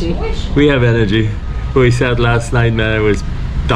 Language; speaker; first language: English; native; English